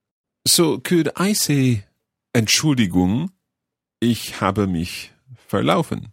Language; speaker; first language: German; non-native, learner; English